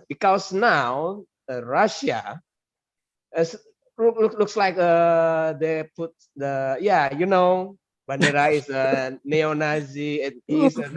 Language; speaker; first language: English; non-native, learner; Indonesian